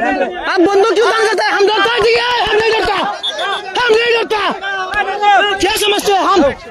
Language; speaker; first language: Hindi; non-native, learner; Bangla